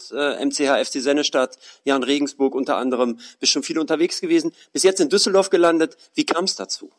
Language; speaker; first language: German; native; German